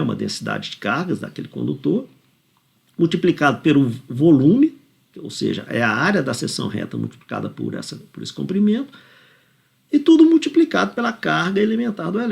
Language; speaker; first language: Portuguese; native; Portuguese